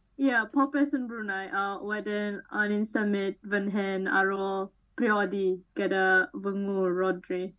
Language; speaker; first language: Welsh; non-native, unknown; Malay